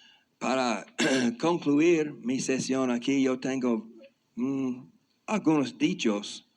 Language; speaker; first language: Spanish; non-native, fluent; English